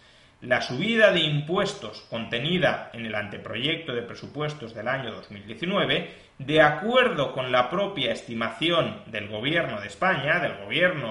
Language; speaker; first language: Spanish; native; Spanish